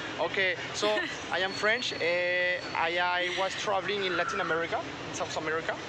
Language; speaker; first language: English; non-native, learner; French